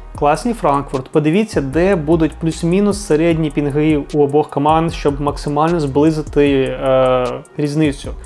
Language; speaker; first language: Ukrainian; non-native, local second language; Russian